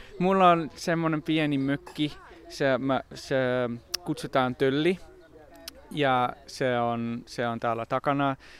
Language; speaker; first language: Finnish; non-native, fluent; Dutch